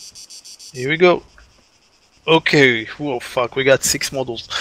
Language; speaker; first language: English; non-native, fluent; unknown